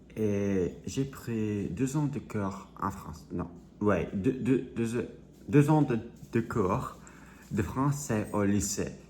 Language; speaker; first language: French; non-native, learner; English